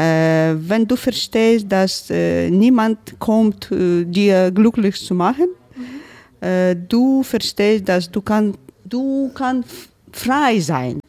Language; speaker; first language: German; non-native, learner; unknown